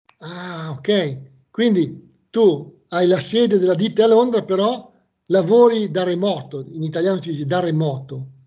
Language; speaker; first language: Italian; native; Italian